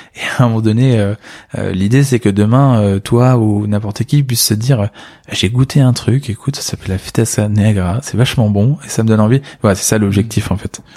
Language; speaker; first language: French; native; French